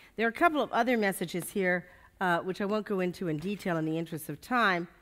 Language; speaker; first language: English; native; English